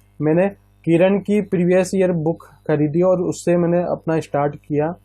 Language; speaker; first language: Hindi; native; Hindi